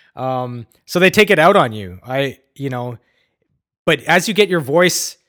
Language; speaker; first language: English; native; English